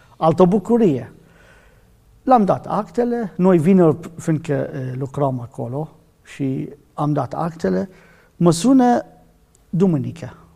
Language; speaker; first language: Romanian; non-native, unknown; Arabic